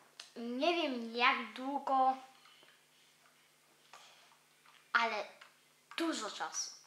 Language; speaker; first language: Polish; early bilingual, heritage; Polish